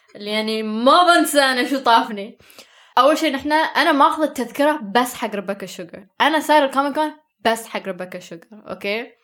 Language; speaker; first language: Arabic; early bilingual, heritage; Arabic